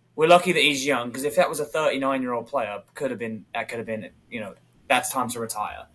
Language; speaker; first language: English; native; English